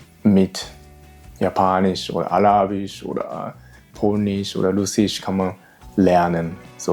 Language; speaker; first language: German; non-native, learner; Japanese